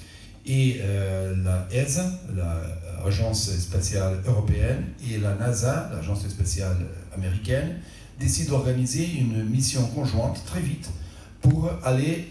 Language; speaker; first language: French; non-native, local second language; Portuguese